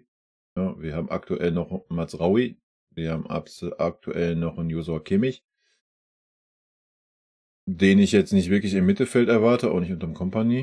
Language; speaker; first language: German; native; German